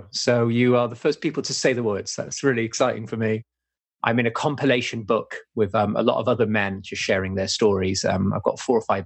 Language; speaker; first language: English; native; English